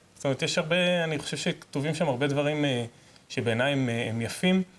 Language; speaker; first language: Hebrew; native; Hebrew